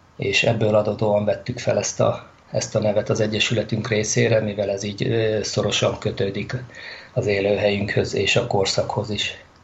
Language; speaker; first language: Hungarian; native; Hungarian